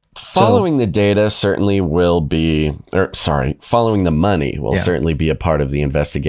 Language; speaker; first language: English; native; English